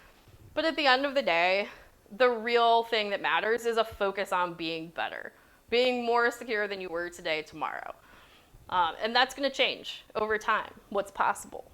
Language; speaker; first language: English; native; English